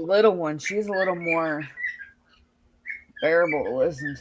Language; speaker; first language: English; native; English